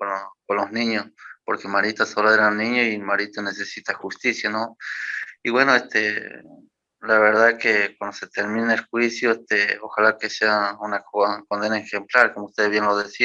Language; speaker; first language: Spanish; native; Spanish